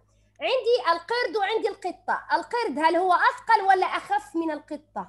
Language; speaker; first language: Arabic; native; Arabic